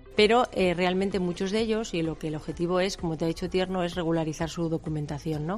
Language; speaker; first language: Spanish; native; Spanish